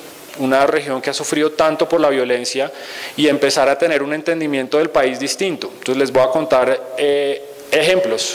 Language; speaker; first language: Spanish; native; Spanish